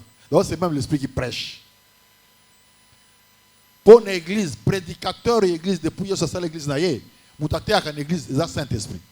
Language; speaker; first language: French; non-native, local second language; Lingala